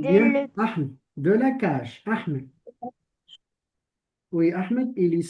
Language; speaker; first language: French; non-native, local second language; Arabic